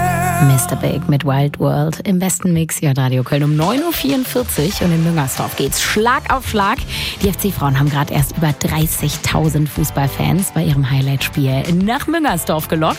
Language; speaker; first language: German; native; German